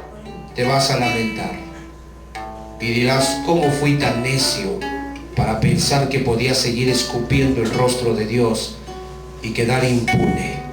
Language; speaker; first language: Spanish; native; Spanish